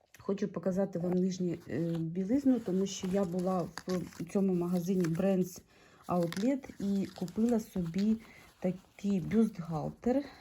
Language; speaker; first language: Ukrainian; non-native, local second language; Russian